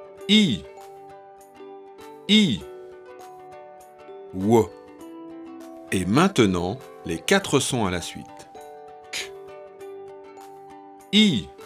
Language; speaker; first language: French; native; French